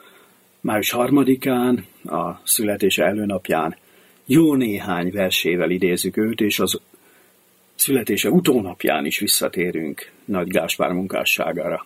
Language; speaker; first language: Hungarian; native; Hungarian